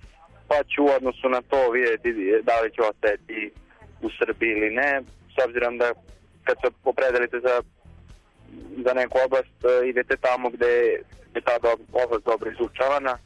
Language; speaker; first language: Serbian; native; Serbian